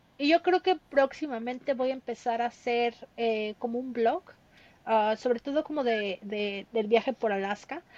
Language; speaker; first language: Spanish; native; Spanish